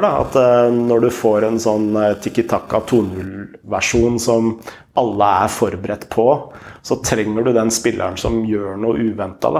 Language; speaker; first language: Norwegian; native; Norwegian